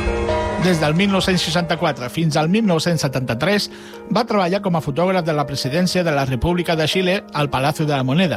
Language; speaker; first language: Catalan; native; Catalan